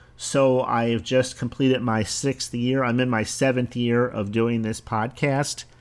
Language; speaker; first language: English; early bilingual, other home language; Italian